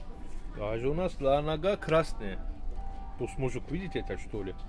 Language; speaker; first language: Russian; non-native, learner; Turkish